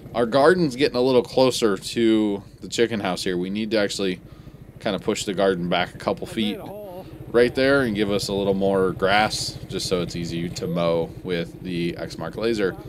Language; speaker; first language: English; native; English